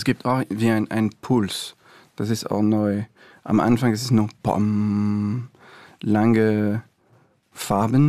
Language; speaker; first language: German; non-native, fluent; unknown